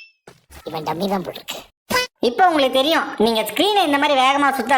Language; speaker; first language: Tamil; native; Tamil